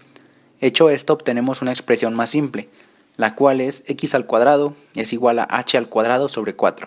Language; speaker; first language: Spanish; native; Spanish